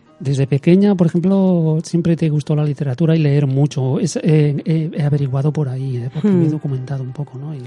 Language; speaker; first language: Spanish; native; Spanish